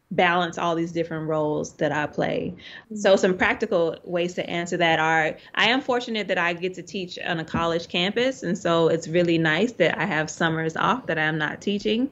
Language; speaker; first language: English; native; English